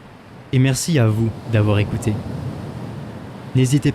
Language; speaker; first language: French; native; French